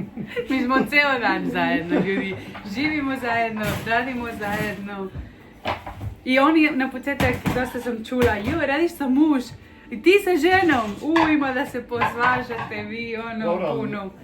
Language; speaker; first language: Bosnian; non-native, learner; Spanish